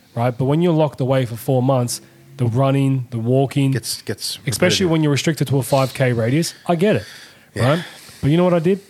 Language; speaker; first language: English; native; English